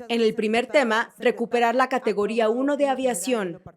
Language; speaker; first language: Spanish; native; Spanish